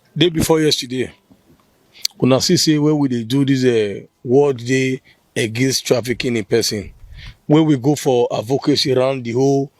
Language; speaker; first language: Nigerian Pidgin; non-native, local second language; Bini